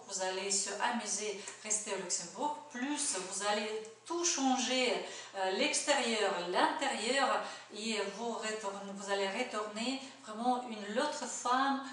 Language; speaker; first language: French; non-native, learner; Russian